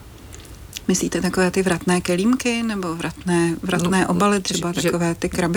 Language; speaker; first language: Czech; native; Czech